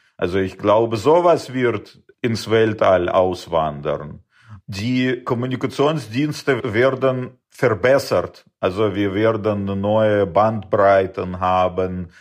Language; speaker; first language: German; non-native, fluent; Russian